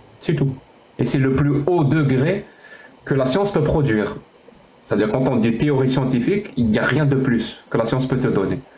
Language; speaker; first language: French; native; French